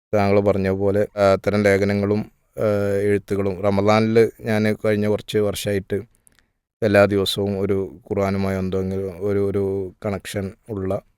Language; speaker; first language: Malayalam; native; Malayalam